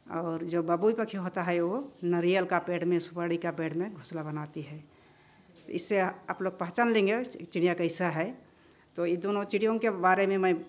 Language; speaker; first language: Hindi; non-native, local second language; Bangla